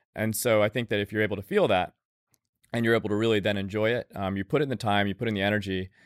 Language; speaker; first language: English; native; English